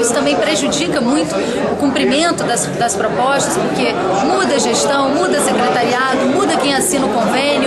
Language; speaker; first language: Portuguese; native; Portuguese